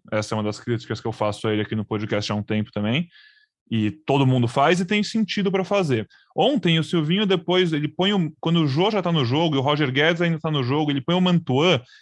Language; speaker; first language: Portuguese; native; Portuguese